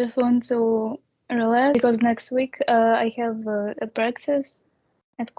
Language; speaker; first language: English; non-native, learner; Russian